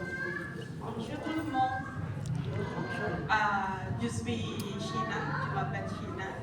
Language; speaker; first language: French; non-native, learner; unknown